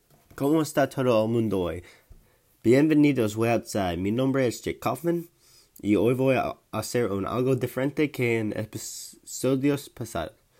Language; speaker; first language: Spanish; non-native, learner; English